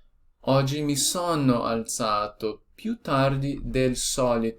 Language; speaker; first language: Italian; non-native, learner; Portuguese